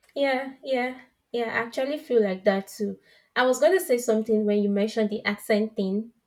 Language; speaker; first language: English; non-native, local second language; Yoruba